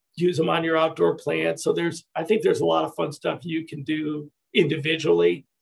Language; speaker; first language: English; native; English